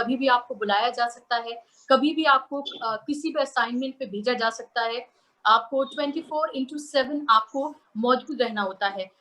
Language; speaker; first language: Urdu; native; Urdu